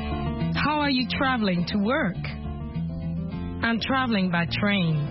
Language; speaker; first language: English; non-native, fluent; French